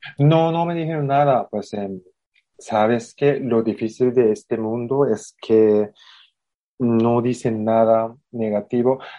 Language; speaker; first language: Spanish; non-native, fluent; Japanese